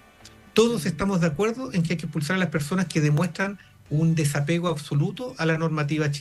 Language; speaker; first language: Spanish; native; Spanish